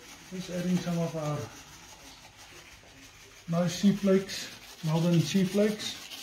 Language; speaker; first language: English; non-native, local second language; Afrikaans